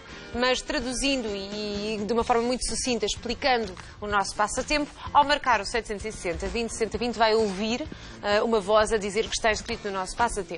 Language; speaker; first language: Portuguese; native; Portuguese